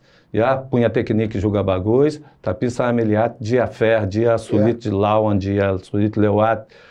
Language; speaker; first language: Indonesian; non-native, fluent; Portuguese